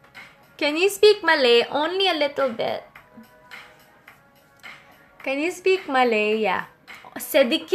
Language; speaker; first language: English; non-native, local second language; Filipino